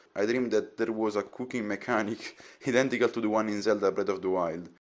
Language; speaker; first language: English; non-native, fluent; Italian